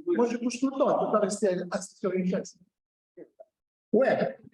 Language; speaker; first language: French; non-native, fluent; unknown